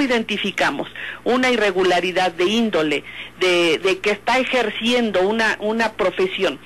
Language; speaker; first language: Spanish; native; Spanish